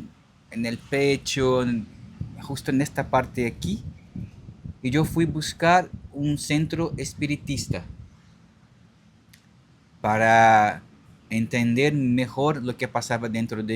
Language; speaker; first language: Spanish; non-native, learner; Portuguese